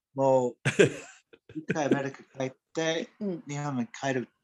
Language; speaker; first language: Japanese; non-native, learner; English